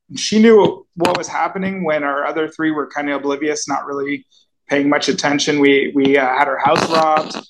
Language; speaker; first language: English; native; English